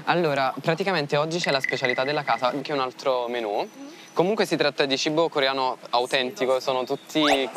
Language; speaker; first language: Italian; non-native, fluent; Korean